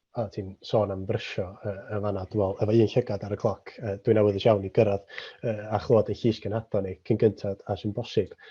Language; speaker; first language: Welsh; native; Welsh